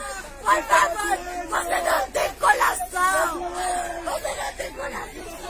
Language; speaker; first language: Portuguese; non-native, learner; Haitian Creole